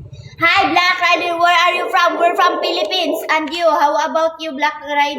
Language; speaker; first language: English; non-native, local second language; Cebuano